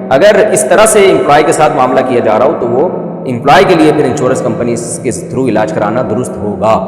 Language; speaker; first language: Urdu; native; Urdu